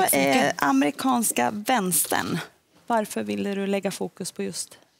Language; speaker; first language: Swedish; native; Swedish